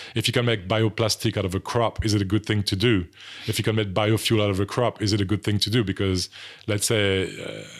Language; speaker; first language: English; non-native, fluent; French